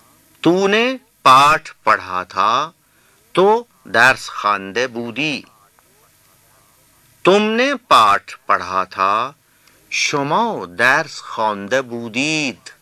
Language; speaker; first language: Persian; non-native, fluent; Urdu